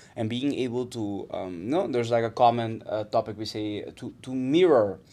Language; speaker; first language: English; non-native, fluent; Papiamento